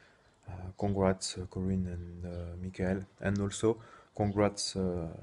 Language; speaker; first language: English; non-native, fluent; French